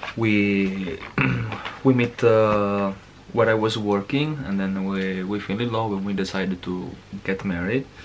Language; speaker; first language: English; non-native, learner; Italian